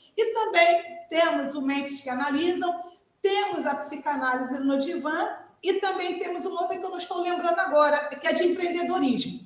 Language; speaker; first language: Portuguese; native; Portuguese